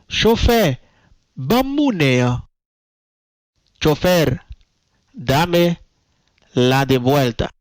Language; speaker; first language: Spanish; non-native, fluent; Haitian Creole